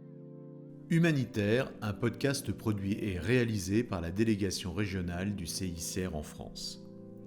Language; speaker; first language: French; native; French